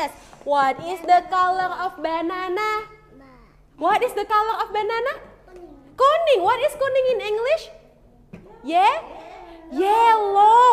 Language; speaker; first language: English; non-native, learner; Indonesian